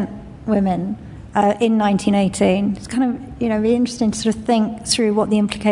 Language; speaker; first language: English; native; English